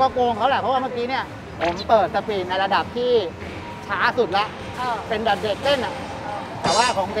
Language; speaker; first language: Thai; native; Thai